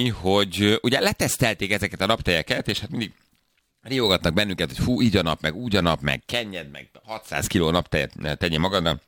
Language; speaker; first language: Hungarian; native; Hungarian